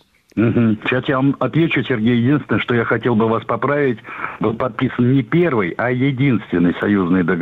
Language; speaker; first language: Russian; native; Russian